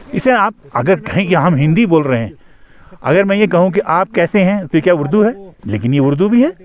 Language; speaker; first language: Urdu; native; Urdu